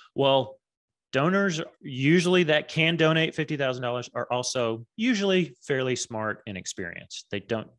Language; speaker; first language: English; native; English